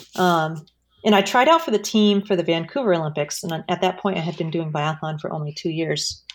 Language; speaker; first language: English; native; English